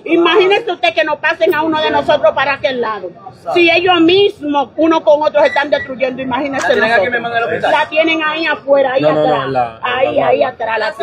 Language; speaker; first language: Spanish; native; Spanish